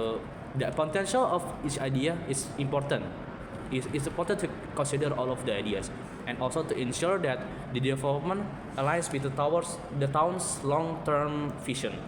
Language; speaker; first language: English; non-native, fluent; Indonesian